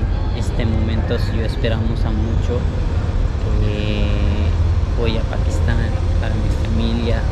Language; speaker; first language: Spanish; non-native, learner; Punjabi